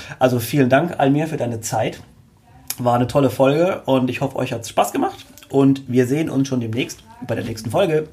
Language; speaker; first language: German; native; German